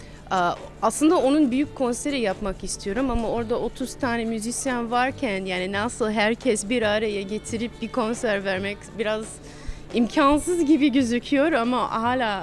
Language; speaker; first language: Turkish; non-native, fluent; English